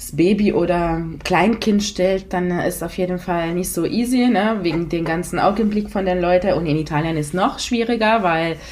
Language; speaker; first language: German; non-native, fluent; Italian